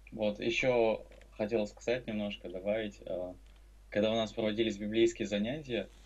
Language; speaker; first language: Russian; native; Russian